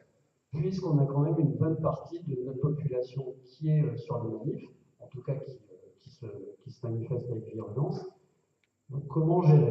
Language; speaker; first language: French; native; French